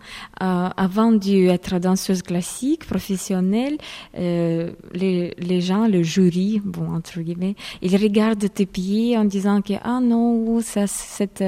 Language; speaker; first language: French; non-native, fluent; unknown